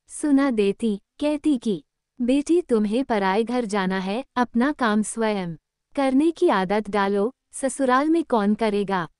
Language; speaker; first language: Hindi; native; Hindi